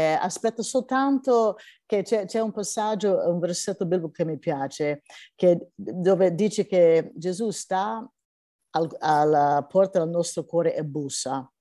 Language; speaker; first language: Italian; non-native, fluent; English